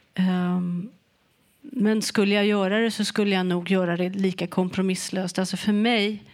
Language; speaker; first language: Swedish; native; Swedish